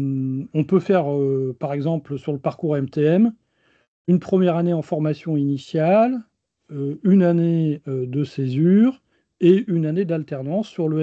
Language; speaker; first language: French; native; French